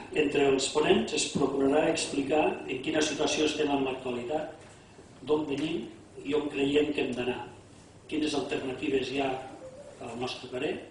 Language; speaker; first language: Catalan; native; Catalan